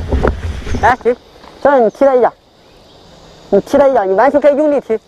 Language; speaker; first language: Chinese; native; Chinese